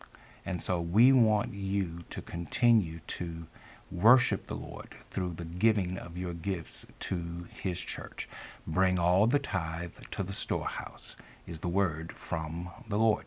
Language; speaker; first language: English; native; English